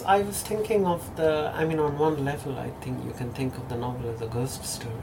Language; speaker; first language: English; non-native, local second language; Bangla